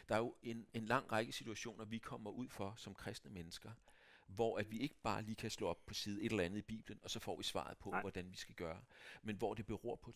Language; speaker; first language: Danish; native; Danish